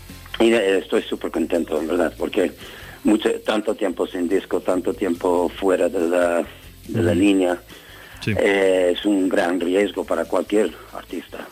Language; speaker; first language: Spanish; non-native, learner; English